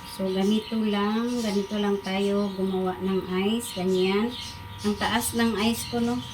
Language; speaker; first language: Filipino; non-native, local second language; Cebuano